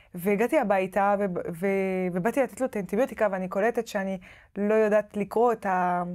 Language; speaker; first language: Hebrew; non-native, fluent; French